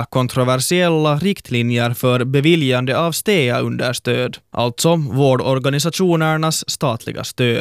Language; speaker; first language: Swedish; native; Swedish